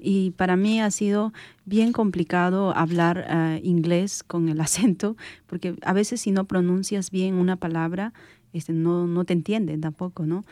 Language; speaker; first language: Spanish; non-native, local second language; Quechua